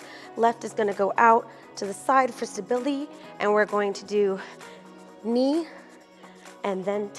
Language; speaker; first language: English; native; English